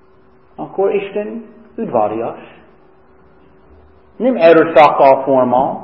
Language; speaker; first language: Hungarian; non-native, fluent; English